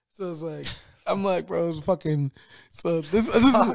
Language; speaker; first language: English; native; English